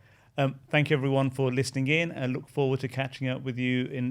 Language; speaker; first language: English; native; English